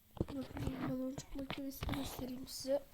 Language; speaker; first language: Turkish; native; Turkish